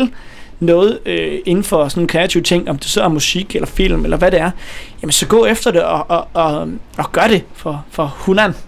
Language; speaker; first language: Danish; native; Danish